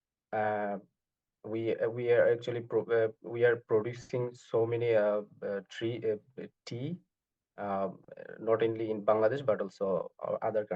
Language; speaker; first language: English; non-native, learner; Bangla